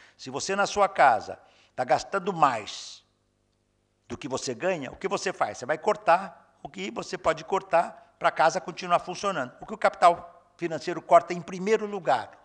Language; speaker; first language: Portuguese; native; Portuguese